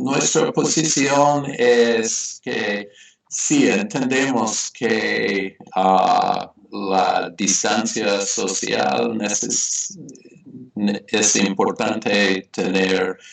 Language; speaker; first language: Spanish; non-native, fluent; English